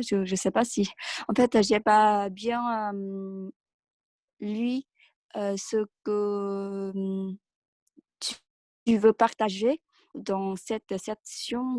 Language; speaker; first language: French; non-native, learner; Vietnamese